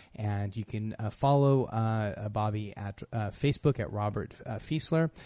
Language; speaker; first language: English; native; English